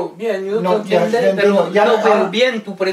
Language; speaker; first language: Spanish; non-native, learner; French